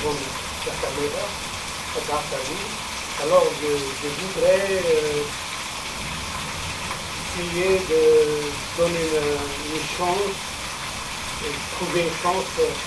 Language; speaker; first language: French; non-native, local second language; Arabic